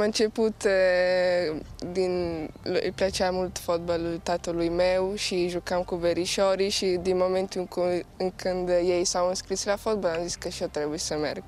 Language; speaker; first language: Romanian; early bilingual, heritage; Italian